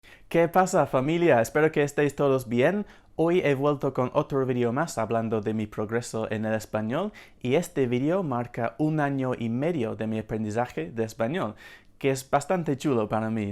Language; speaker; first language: Spanish; non-native, fluent; English